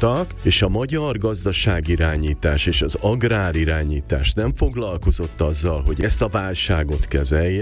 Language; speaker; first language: Hungarian; native; Hungarian